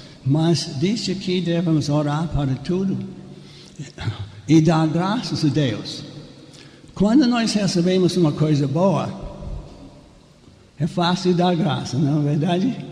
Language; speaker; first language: Portuguese; non-native, fluent; English